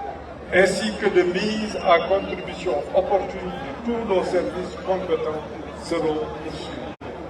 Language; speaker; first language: French; non-native, local second language; Wolof